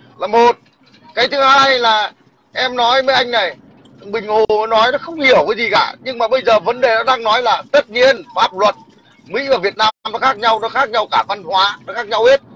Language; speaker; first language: Vietnamese; native; Vietnamese